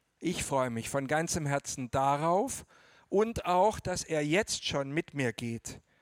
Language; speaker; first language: German; native; German